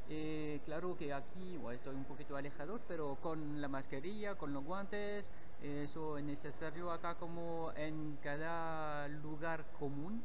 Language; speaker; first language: Spanish; non-native, learner; French